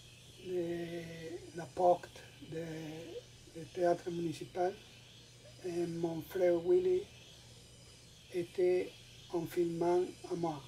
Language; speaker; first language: French; non-native, learner; Spanish